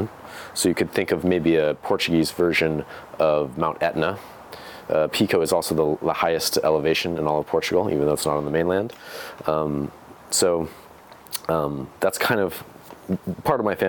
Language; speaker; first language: English; native; English